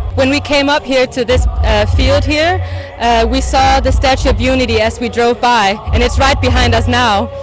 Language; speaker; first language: English; non-native, fluent; Danish